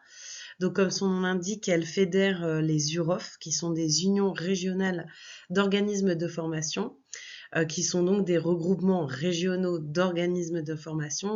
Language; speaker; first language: French; native; French